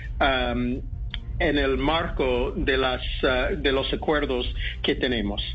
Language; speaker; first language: Spanish; non-native, fluent; English